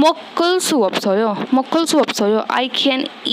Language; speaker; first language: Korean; non-native, learner; Hindi